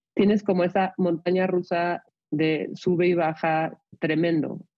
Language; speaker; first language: Spanish; native; Spanish